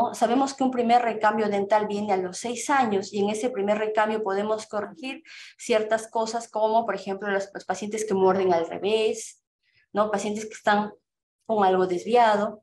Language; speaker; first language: Spanish; native; Spanish